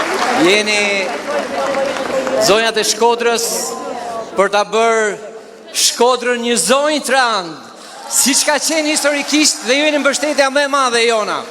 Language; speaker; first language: Albanian; native; Albanian